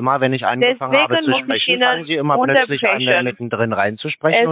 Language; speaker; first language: German; native; German